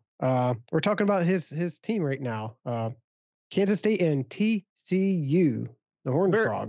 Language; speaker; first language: English; native; English